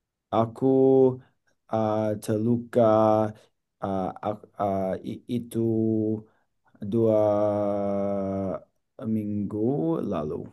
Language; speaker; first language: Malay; non-native, learner; English